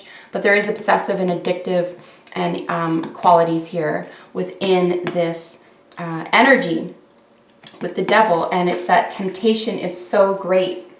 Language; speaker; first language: English; native; English